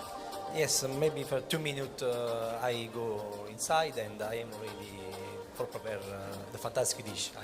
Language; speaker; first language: English; non-native, learner; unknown